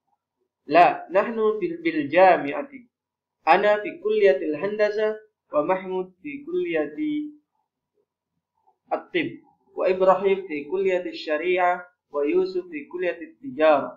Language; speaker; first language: Arabic; non-native, fluent; Indonesian